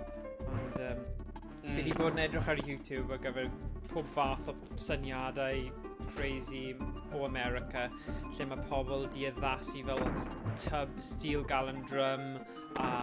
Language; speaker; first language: Welsh; native; Welsh